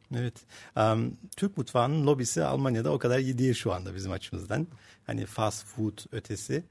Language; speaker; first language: Turkish; early bilingual, heritage; Turkish